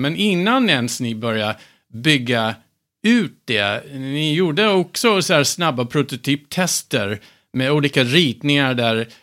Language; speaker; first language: Swedish; non-native, fluent; English